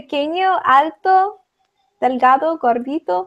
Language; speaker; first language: Spanish; non-native, fluent; English